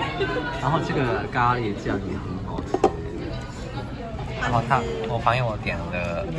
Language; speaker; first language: Chinese; non-native, fluent; Japanese